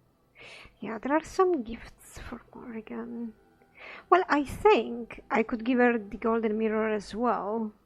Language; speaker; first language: English; non-native, fluent; Italian